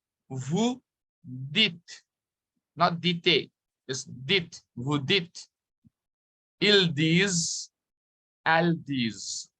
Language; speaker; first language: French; non-native, fluent; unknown